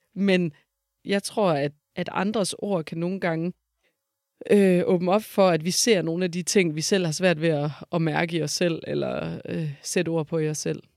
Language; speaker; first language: Danish; native; Danish